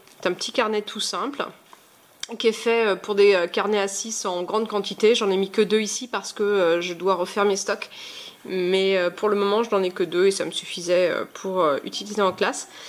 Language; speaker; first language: French; native; French